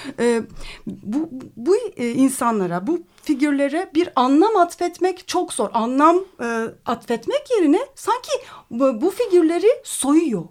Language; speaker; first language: Turkish; native; Turkish